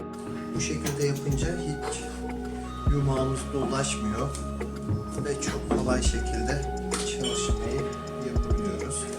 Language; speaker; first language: Turkish; native; Turkish